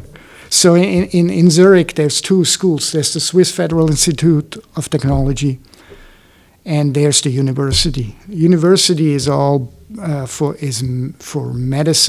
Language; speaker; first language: English; non-native, fluent; Swiss German